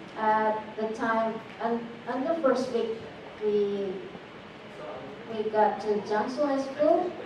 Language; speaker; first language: English; non-native, fluent; Indonesian